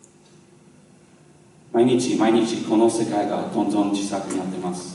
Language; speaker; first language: Japanese; non-native, learner; English